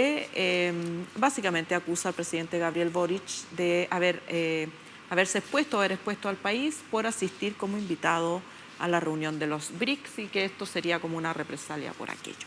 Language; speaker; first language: Spanish; native; Spanish